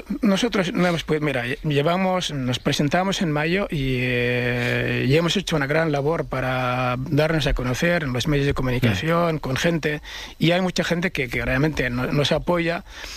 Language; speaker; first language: Spanish; non-native, fluent; Arabic